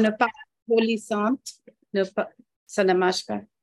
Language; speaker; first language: French; non-native, learner; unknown